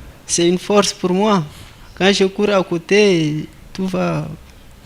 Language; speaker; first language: French; non-native, local second language; Comorian